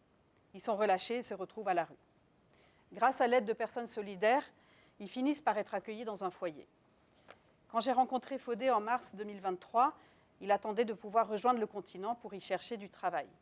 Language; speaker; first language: French; native; French